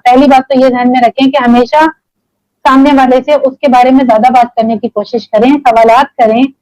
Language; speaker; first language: Urdu; native; Urdu